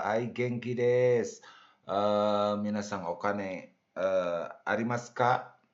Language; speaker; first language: Japanese; non-native, fluent; Indonesian